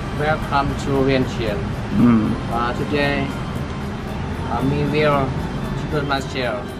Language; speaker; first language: English; non-native, learner; Lao